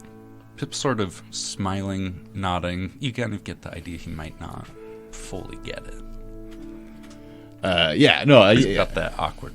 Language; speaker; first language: English; native; English